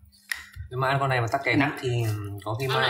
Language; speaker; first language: Vietnamese; native; Vietnamese